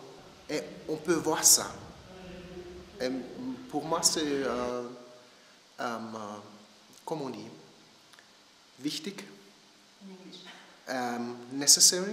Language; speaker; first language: French; non-native, learner; German